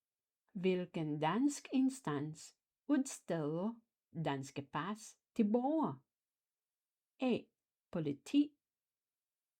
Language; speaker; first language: Danish; non-native, fluent; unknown